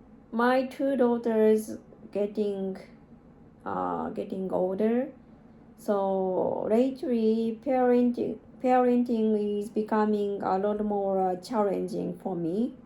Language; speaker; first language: English; non-native, learner; Japanese